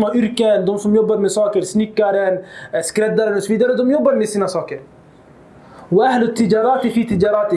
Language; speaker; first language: Swedish; early bilingual, other home language; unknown